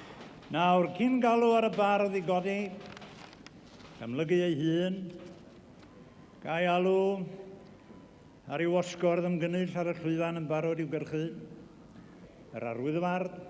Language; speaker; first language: Welsh; native; Welsh